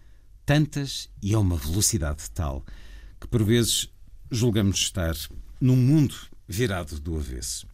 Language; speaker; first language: Portuguese; native; Portuguese